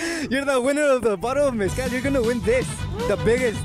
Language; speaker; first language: English; non-native, learner; Spanish